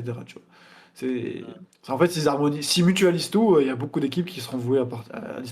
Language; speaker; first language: French; native; French